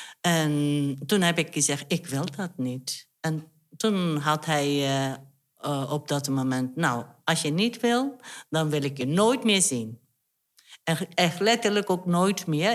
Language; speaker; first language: Dutch; non-native, fluent; Turkish